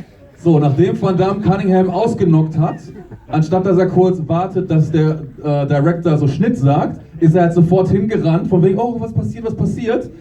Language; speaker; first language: German; native; German